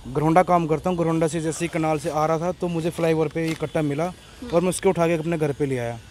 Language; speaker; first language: Hindi; native; Hindi